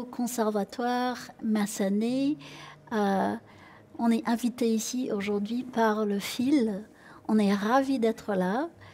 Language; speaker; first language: French; non-native, local second language; English